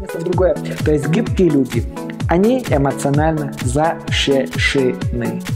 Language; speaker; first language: Russian; non-native, learner; Armenian